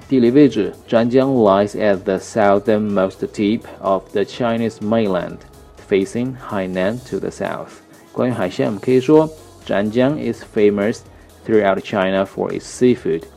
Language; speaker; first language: English; non-native, fluent; Chinese